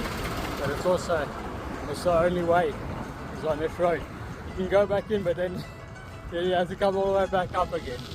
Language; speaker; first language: English; native; English